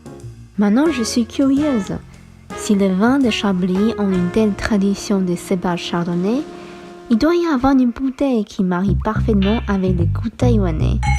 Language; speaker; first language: French; non-native, fluent; Chinese